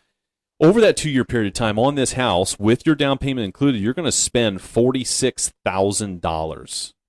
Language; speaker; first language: English; native; English